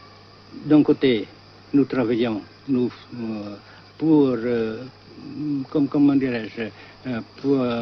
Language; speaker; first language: French; non-native, fluent; Vietnamese